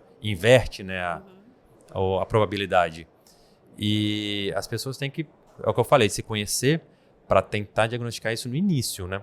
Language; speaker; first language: Portuguese; native; Portuguese